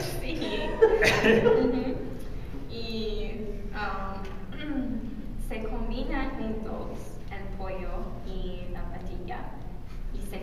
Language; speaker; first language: Spanish; non-native, learner; English